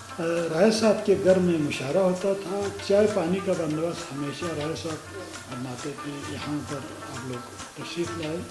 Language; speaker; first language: Urdu; non-native, local second language; Balti